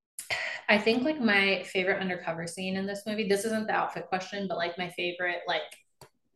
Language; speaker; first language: English; native; English